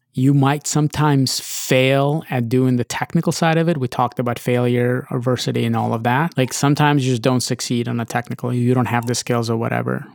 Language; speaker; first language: English; early bilingual, other home language; Russian